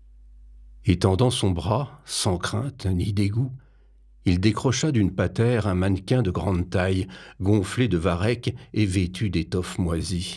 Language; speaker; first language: French; native; French